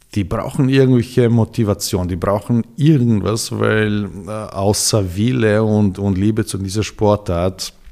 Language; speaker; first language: German; non-native, fluent; Serbian